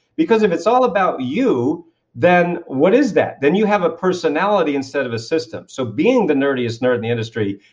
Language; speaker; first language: English; native; English